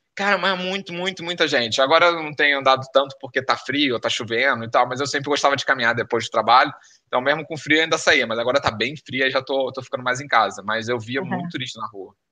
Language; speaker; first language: Portuguese; native; Portuguese